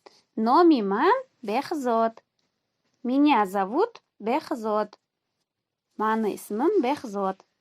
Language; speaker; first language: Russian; non-native, fluent; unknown